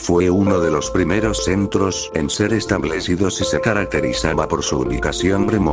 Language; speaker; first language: Spanish; native; Spanish